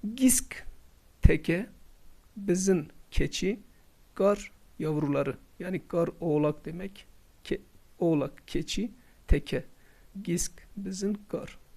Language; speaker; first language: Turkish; non-native, local second language; Kurdish